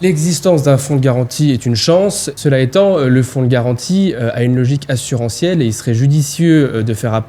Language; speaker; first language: French; native; French